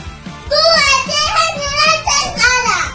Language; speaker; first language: Basque; non-native, local second language; Spanish